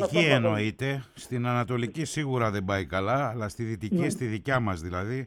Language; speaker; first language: Greek; native; Greek